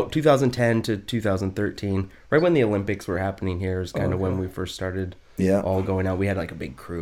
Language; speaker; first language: English; native; English